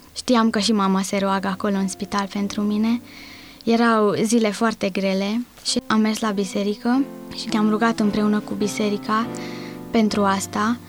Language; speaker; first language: Romanian; non-native, local second language; Hungarian